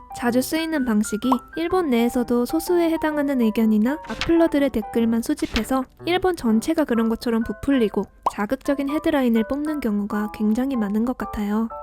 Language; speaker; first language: Korean; native; Korean